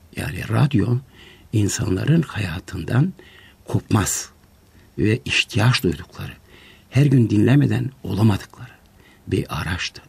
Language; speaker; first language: Turkish; native; Turkish